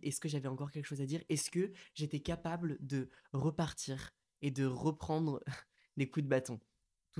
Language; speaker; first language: French; native; French